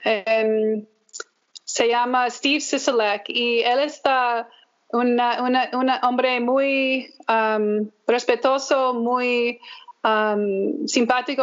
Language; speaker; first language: Spanish; early bilingual, heritage; English